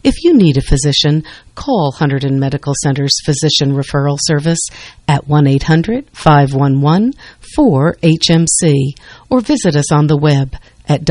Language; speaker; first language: English; native; English